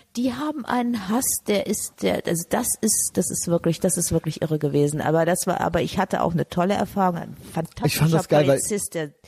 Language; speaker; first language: German; native; German